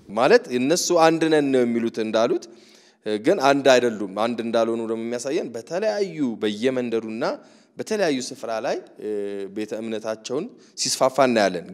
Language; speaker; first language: Amharic; native; Amharic